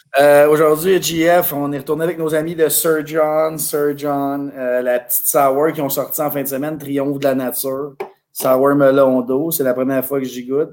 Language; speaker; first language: French; native; French